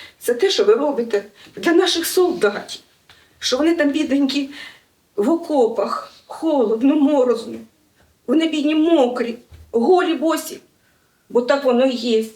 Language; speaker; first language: Ukrainian; native; Ukrainian